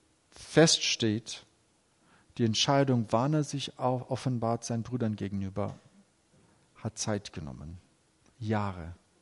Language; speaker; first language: German; native; German